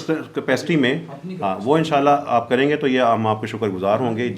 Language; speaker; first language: Urdu; native; Urdu